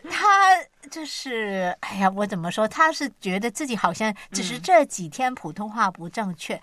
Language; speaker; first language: Chinese; non-native, local second language; Cantonese